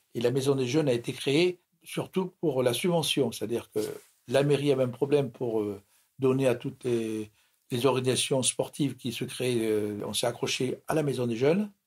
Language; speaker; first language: French; native; French